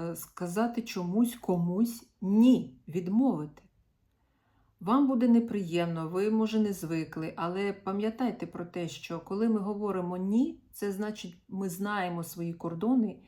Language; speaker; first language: Ukrainian; non-native, local second language; Russian